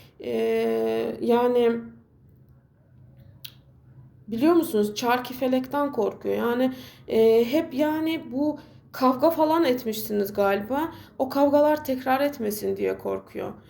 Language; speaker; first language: Turkish; non-native, fluent; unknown